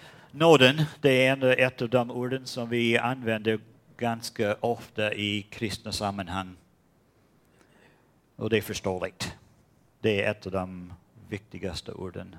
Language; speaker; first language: Swedish; non-native, fluent; English